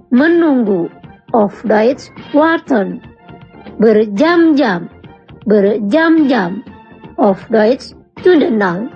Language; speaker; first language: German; non-native, fluent; Indonesian